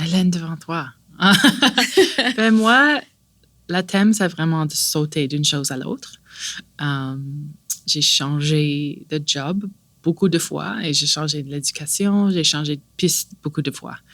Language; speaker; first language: French; non-native, local second language; English